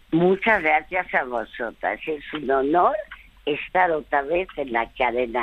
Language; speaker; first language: Spanish; early bilingual, other home language; French